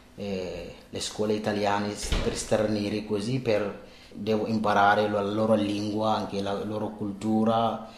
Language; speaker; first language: Italian; non-native, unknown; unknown